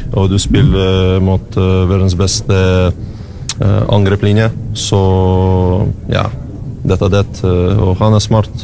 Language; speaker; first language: Norwegian; non-native, learner; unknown